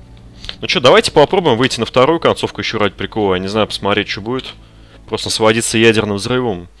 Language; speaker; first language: Russian; native; Russian